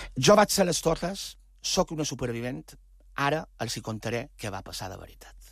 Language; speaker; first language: Catalan; native; Catalan